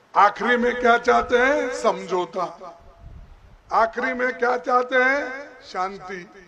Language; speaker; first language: Hindi; non-native, local second language; Kannada